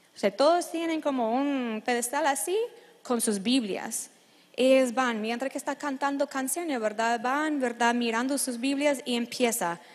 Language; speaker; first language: Spanish; non-native, fluent; English